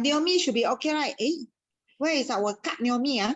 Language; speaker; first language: English; non-native, local second language; Malay